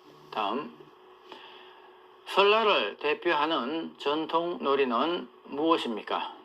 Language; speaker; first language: Korean; native; Korean